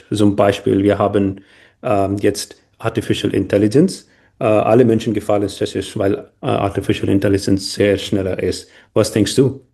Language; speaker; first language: German; non-native, learner; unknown